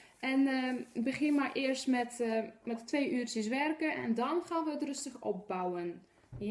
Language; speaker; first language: Dutch; non-native, fluent; Polish